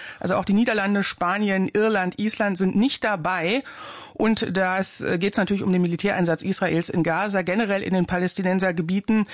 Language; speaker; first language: German; native; German